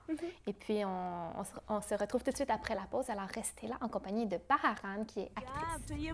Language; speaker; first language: French; native; French